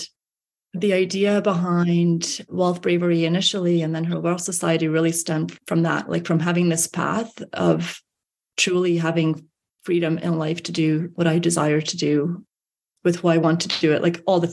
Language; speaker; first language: English; early bilingual, other home language; Hungarian